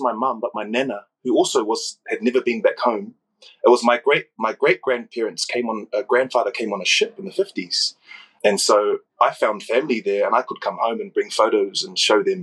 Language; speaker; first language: English; native; English